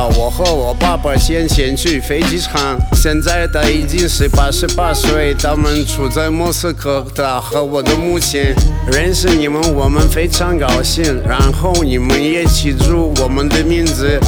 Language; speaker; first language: Chinese; non-native, learner; Russian